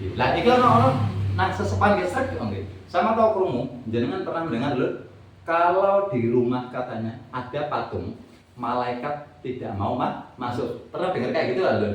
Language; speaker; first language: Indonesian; non-native, local second language; Javanese